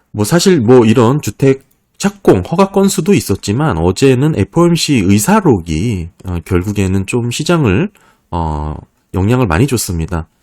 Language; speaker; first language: Korean; native; Korean